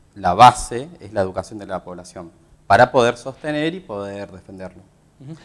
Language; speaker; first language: Spanish; native; Spanish